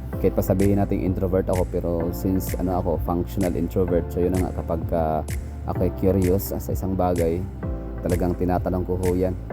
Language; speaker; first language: Filipino; non-native, local second language; Cebuano